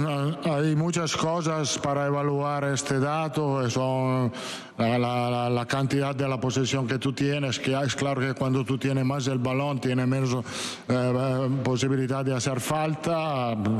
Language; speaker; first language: Spanish; non-native, fluent; Italian